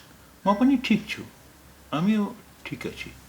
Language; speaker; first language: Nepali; non-native, fluent; Bangla